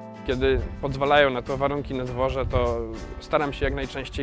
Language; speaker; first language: Polish; native; Polish